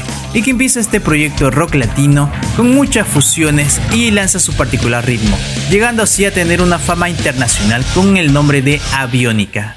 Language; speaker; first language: Spanish; native; Spanish